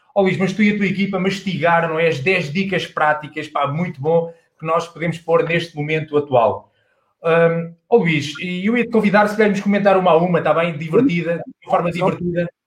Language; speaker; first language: Portuguese; native; Portuguese